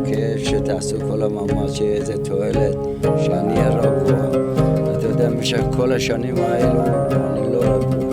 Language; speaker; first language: Hebrew; non-native, fluent; Persian